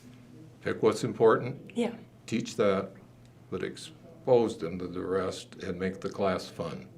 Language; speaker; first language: English; native; English